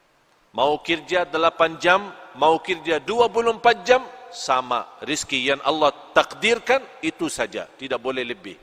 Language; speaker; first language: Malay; non-native, fluent; Arabic